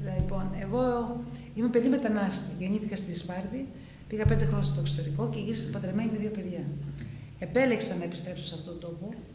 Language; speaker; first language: Greek; early bilingual, heritage; Greek